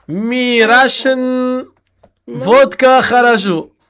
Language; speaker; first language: English; non-native, learner; Arabic